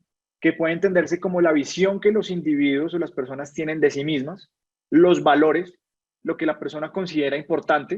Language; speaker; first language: Spanish; native; Spanish